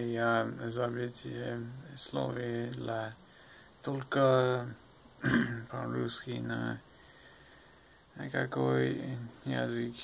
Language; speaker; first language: Russian; non-native, learner; English